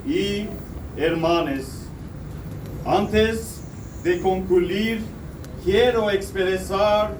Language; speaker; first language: Spanish; non-native, fluent; Armenian